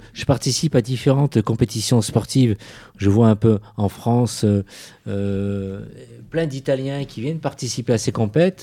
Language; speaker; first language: French; native; French